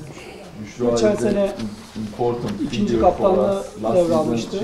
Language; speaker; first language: Turkish; native; Turkish